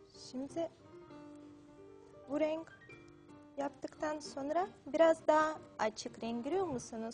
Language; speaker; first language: Turkish; non-native, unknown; Russian